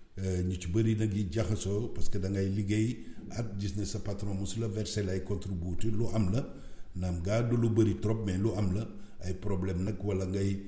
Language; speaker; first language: Wolof; native; Wolof